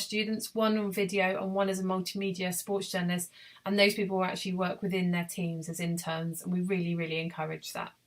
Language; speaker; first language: English; native; English